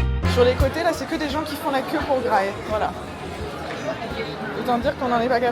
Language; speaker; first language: French; native; French